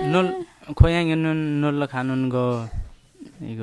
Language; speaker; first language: Korean; non-native, learner; Nepali